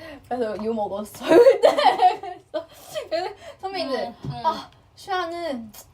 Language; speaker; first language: Korean; non-native, fluent; Chinese